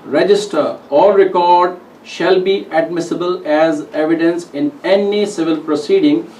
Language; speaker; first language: English; non-native, local second language; Urdu